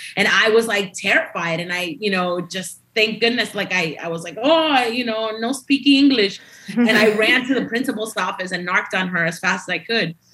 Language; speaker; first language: English; early bilingual, other home language; Spanish